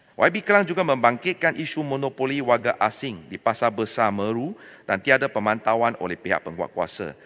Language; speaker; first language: Malay; non-native, local second language; Chinese